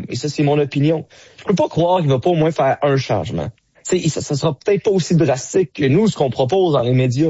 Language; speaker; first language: French; native; French